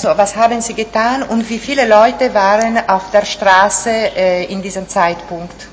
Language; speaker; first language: German; non-native, fluent; Italian